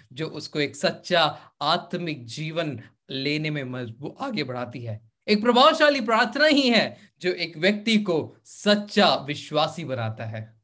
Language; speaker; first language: Hindi; native; Hindi